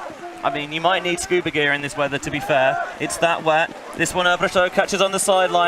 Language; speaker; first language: English; native; English